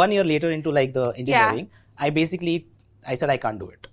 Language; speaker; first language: English; non-native, local second language; Gujarati